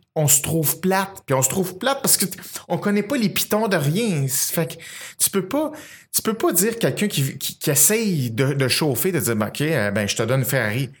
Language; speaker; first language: French; native; French